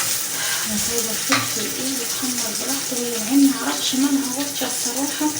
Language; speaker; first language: Arabic; native; Arabic